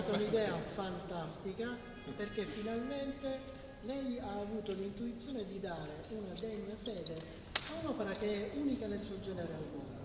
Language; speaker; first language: Italian; native; Italian